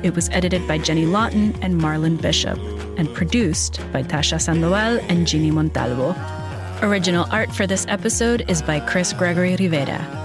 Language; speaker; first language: English; early bilingual, other home language; Spanish